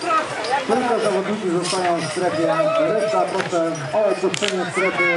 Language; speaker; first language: Polish; native; Polish